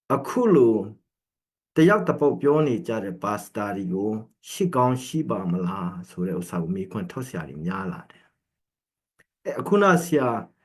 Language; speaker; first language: Burmese; non-native, local second language; Hakha Chin